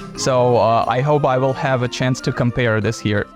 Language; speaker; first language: English; non-native, fluent; Russian